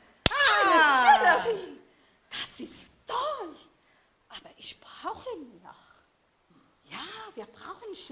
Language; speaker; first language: German; non-native, fluent; Portuguese